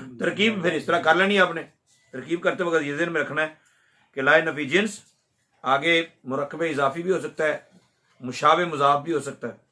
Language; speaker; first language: Urdu; non-native, local second language; Punjabi